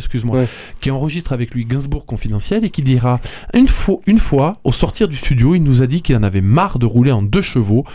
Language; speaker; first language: French; native; French